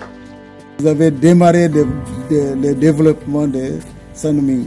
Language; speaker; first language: French; non-native, fluent; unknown